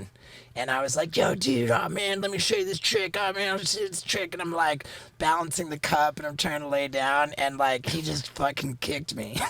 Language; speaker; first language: English; native; English